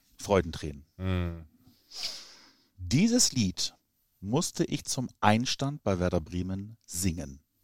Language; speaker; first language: German; native; German